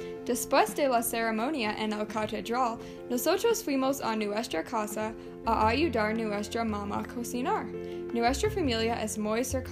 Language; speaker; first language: Spanish; non-native, learner; English